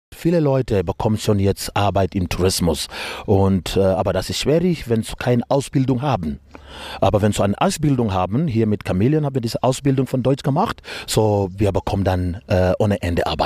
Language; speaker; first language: German; non-native, learner; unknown